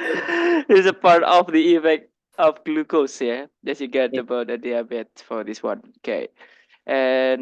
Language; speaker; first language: English; non-native, learner; Indonesian